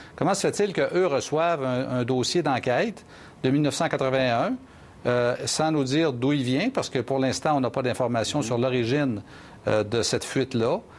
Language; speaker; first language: French; native; French